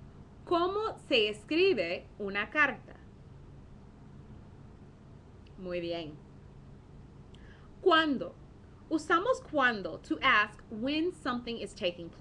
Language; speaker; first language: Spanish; non-native, fluent; English